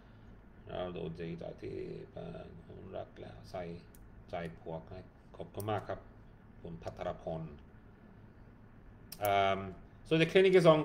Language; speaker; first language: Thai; non-native, learner; Swedish